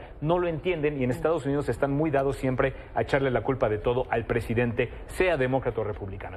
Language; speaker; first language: Spanish; native; Spanish